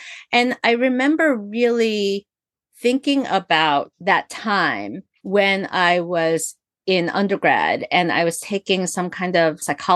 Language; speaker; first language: English; early bilingual, other home language; Korean